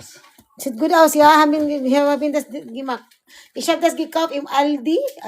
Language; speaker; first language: German; non-native, learner; Cebuano